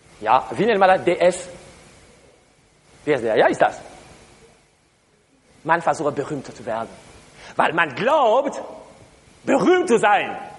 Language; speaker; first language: German; non-native, learner; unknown